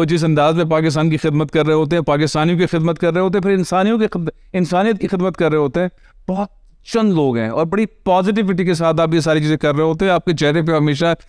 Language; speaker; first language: Urdu; native; Urdu